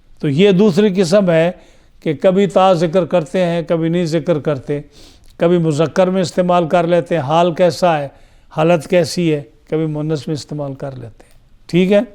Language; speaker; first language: Urdu; non-native, local second language; Punjabi